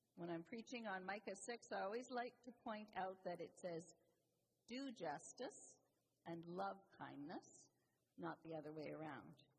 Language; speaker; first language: English; native; English